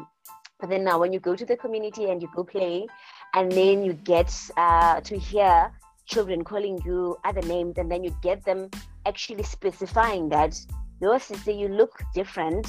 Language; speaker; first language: English; non-native, local second language; Xhosa